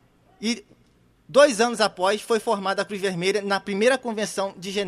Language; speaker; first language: Portuguese; native; Portuguese